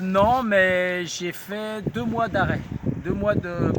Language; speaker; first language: French; native; French